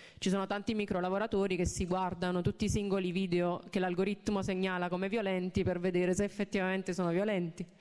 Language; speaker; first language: Italian; native; Italian